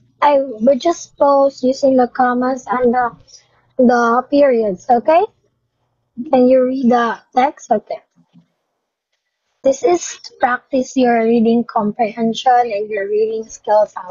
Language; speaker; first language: English; non-native, fluent; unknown